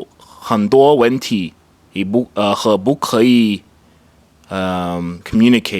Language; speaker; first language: Chinese; non-native, learner; English